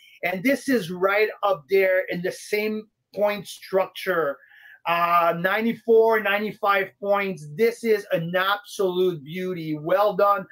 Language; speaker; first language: English; non-native, fluent; French